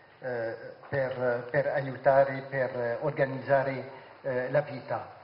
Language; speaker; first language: Italian; non-native, fluent; Arabic